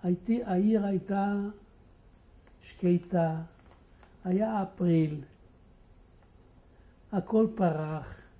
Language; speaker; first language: Hebrew; non-native, fluent; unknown